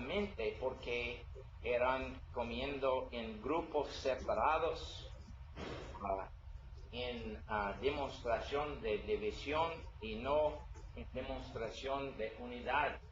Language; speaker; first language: Spanish; non-native, learner; English